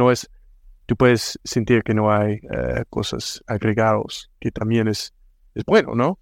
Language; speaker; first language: Spanish; non-native, fluent; English